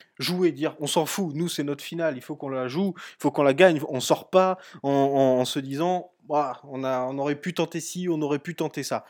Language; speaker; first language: French; native; French